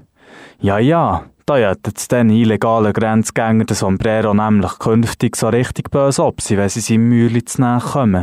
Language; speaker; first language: German; native; German